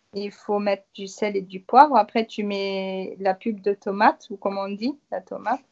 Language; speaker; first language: French; native; French